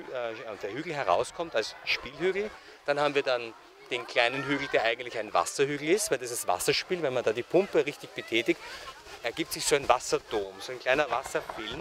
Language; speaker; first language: German; native; German